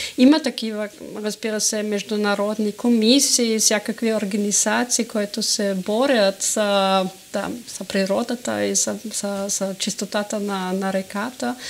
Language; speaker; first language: Bulgarian; non-native, fluent; German